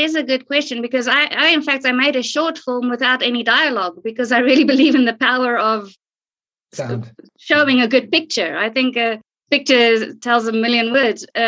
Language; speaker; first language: English; non-native, local second language; Afrikaans